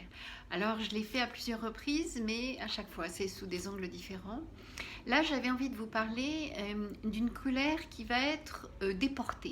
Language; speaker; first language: French; native; French